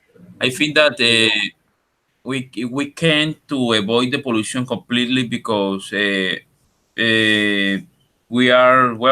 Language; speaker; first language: English; non-native, learner; Spanish